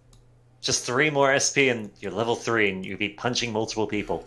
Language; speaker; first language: English; native; English